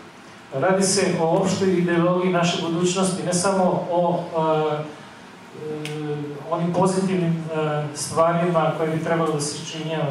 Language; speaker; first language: Bosnian; native; Bosnian